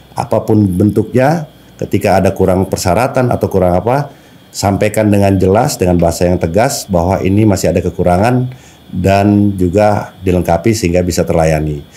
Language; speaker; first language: Indonesian; native; Indonesian